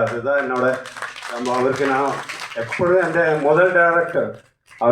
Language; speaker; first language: Tamil; non-native, learner; Malayalam